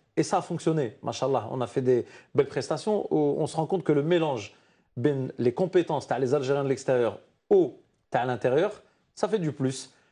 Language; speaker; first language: French; non-native, local second language; Arabic